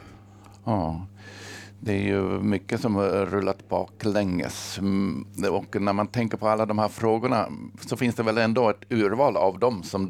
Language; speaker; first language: Swedish; native; Swedish